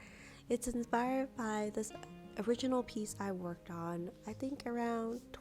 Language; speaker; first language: English; native; English